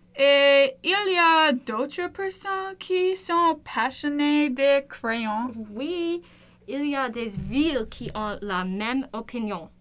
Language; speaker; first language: French; non-native, learner; English